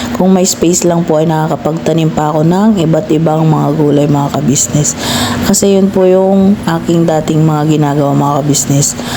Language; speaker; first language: Filipino; non-native, local second language; Iloko